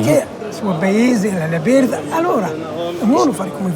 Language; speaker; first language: Italian; non-native, learner; Arabic